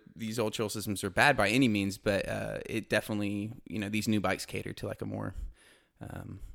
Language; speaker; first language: English; native; English